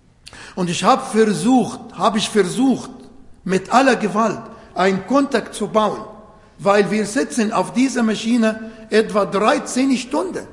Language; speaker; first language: German; non-native, fluent; Arabic